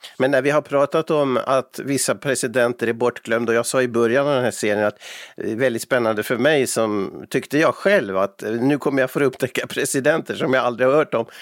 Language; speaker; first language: Swedish; native; Swedish